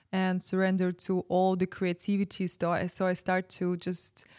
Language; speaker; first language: English; non-native, fluent; Ukrainian